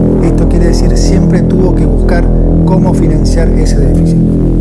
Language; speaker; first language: Spanish; native; Spanish